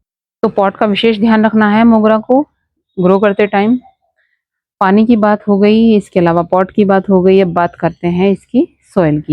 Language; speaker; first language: Hindi; native; Hindi